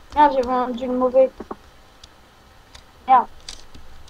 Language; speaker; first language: French; native; French